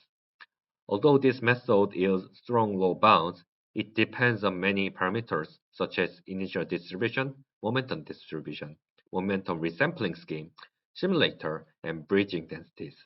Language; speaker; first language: English; non-native, learner; Korean